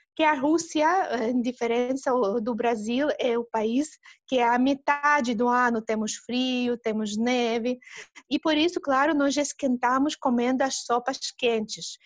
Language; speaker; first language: Portuguese; non-native, fluent; Russian